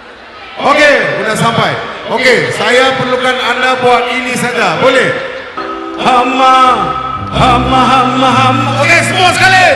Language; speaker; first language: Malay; non-native, local second language; Tamil